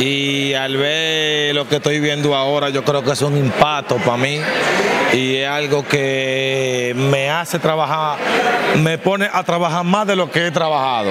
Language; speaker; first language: Spanish; native; Spanish